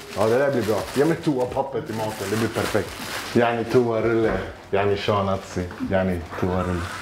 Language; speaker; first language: Swedish; early bilingual, other home language; Kurdish